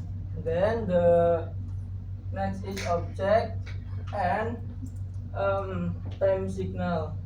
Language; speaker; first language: English; non-native, learner; Indonesian